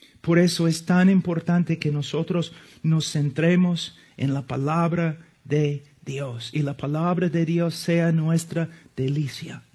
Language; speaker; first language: Spanish; non-native, fluent; English